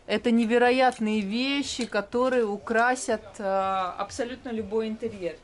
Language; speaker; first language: Russian; native; Russian